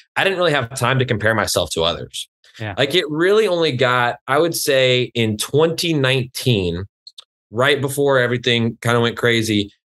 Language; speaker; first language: English; native; English